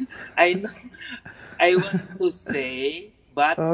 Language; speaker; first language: English; non-native, learner; Indonesian